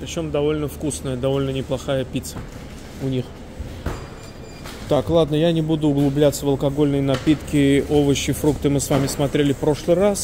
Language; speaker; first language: Russian; native; Russian